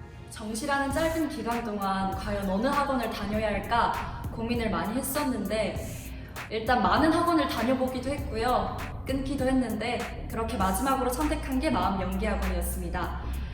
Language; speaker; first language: Korean; native; Korean